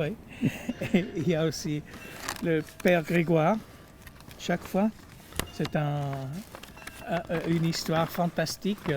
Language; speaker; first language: French; non-native, fluent; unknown